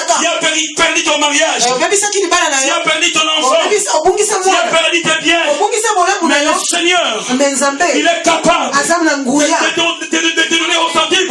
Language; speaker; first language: French; non-native, local second language; Lingala